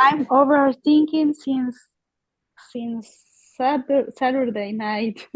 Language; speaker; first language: English; non-native, learner; Spanish